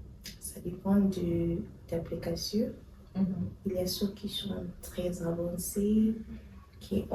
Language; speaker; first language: French; non-native, fluent; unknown